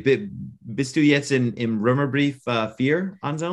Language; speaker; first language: German; non-native, learner; English